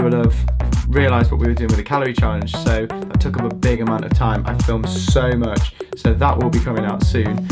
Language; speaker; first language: English; native; English